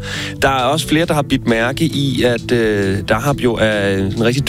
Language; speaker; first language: Danish; native; Danish